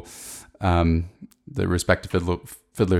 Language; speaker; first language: English; native; English